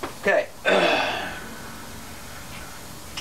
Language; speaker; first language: English; native; English